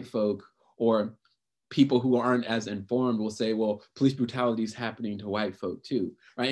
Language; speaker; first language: English; native; English